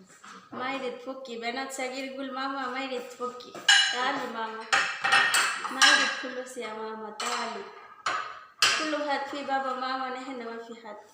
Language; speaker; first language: Arabic; non-native, learner; Bangla